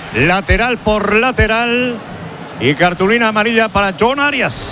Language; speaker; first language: Spanish; native; Spanish